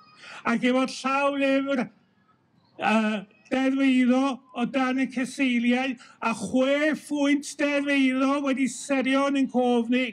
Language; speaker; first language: Welsh; native; Welsh